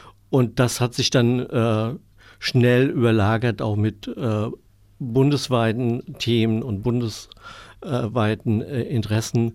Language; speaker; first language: German; native; German